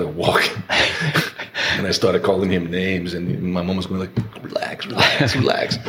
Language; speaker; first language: English; non-native, fluent; Portuguese